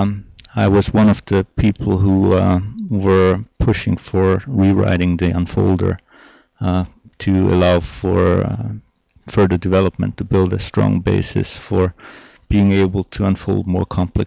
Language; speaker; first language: English; non-native, fluent; German